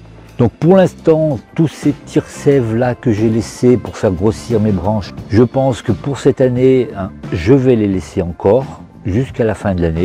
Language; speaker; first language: French; native; French